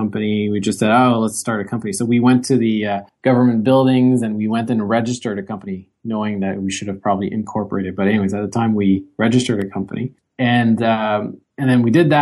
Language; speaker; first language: English; native; English